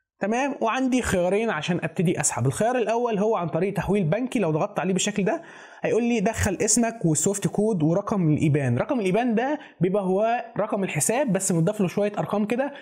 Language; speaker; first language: Arabic; native; Arabic